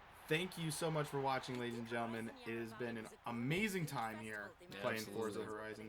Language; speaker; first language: English; native; English